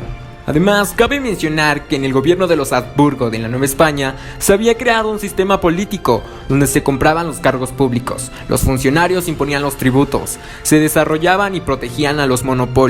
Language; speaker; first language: Spanish; native; Spanish